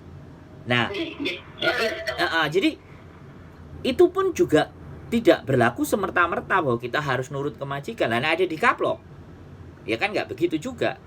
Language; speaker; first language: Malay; non-native, local second language; Javanese